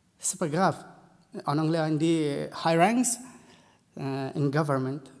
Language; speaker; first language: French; non-native, learner; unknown